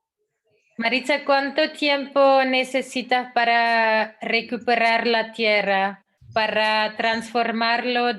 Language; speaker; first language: Spanish; non-native, fluent; Dutch